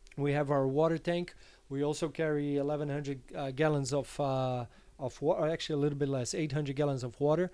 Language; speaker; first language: English; non-native, fluent; Portuguese